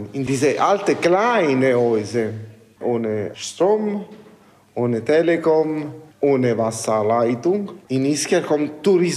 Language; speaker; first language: German; non-native, learner; Italian